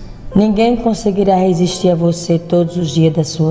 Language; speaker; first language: Portuguese; native; Portuguese